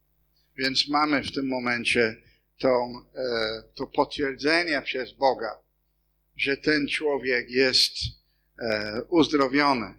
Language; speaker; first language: Polish; non-native, fluent; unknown